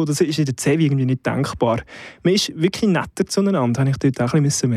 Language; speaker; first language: German; native; German